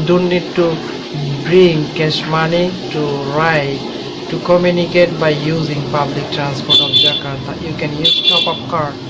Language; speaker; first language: English; non-native, learner; Bangla